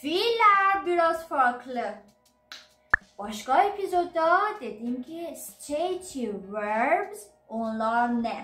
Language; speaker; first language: Turkish; non-native, fluent; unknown